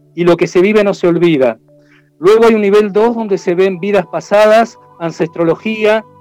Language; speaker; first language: Spanish; native; Spanish